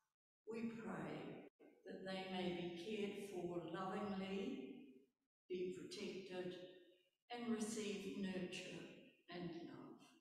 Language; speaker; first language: English; native; English